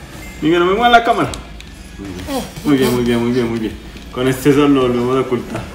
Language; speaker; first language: Spanish; native; Spanish